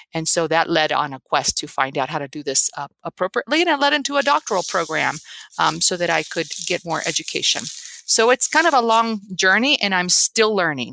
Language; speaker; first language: English; early bilingual, other home language; Spanish